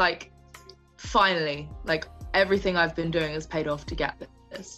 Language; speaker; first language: English; native; English